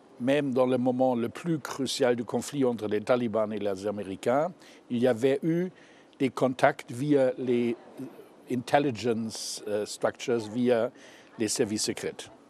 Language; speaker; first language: French; non-native, fluent; German